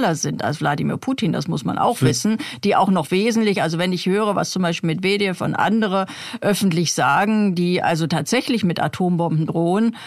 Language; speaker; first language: German; native; German